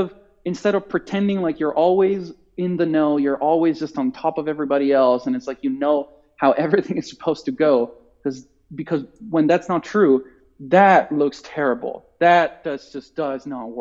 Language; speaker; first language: English; non-native, fluent; Italian